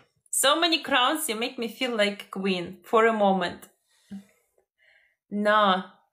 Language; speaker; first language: English; non-native, fluent; Ukrainian